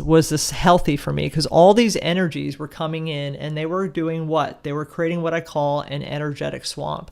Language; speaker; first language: English; native; English